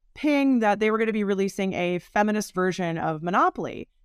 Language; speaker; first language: English; native; English